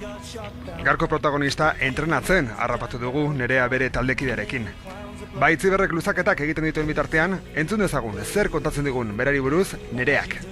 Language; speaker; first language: Basque; native; Basque